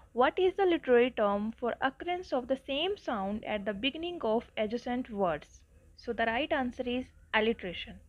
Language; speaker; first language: English; non-native, local second language; Punjabi